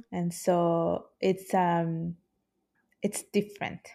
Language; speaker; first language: English; early bilingual, heritage; Italian